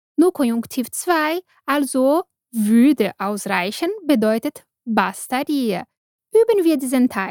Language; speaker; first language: German; non-native, fluent; Portuguese